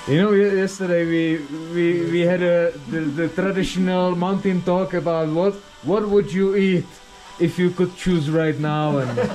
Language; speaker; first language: English; non-native, fluent; Czech